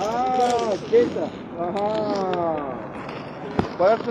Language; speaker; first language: Spanish; non-native, learner; Bulgarian